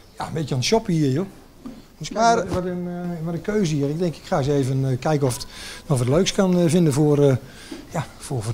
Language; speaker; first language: Dutch; native; Dutch